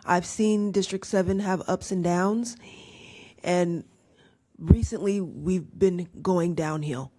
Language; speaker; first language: English; native; English